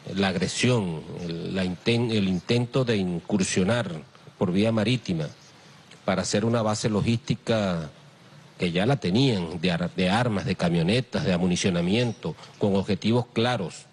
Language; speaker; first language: Spanish; native; Spanish